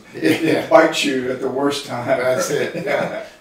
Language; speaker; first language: English; native; English